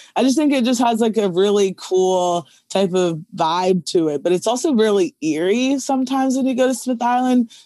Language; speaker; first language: English; native; English